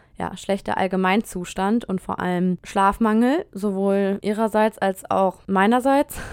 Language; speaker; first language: German; native; German